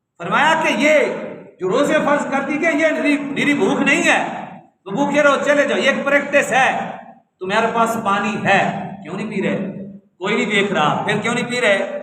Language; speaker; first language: Urdu; non-native, local second language; Punjabi